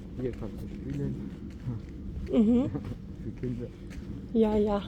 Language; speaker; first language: German; non-native, learner; Thai